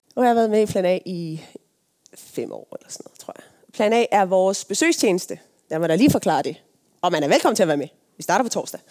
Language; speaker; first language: Danish; native; Danish